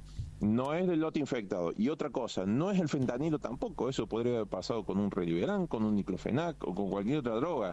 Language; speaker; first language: Spanish; native; Spanish